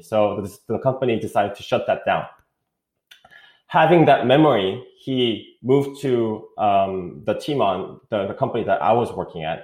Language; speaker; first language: English; non-native, fluent; Korean